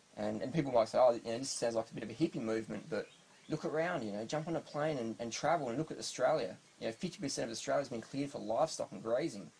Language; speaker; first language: English; native; English